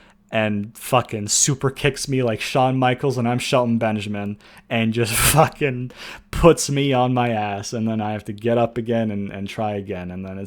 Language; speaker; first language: English; native; English